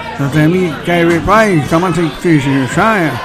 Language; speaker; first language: French; native; French